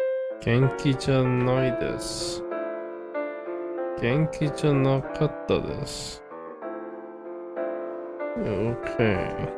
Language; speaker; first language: Japanese; non-native, learner; English